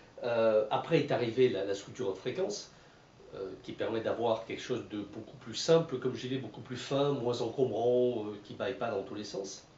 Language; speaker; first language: French; native; French